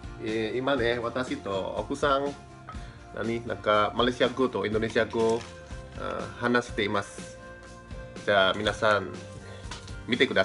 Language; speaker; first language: Japanese; non-native, learner; Indonesian